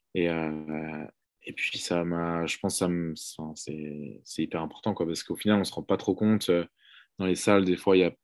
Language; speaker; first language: French; native; French